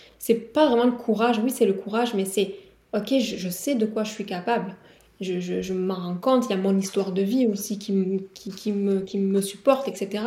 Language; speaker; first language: French; native; French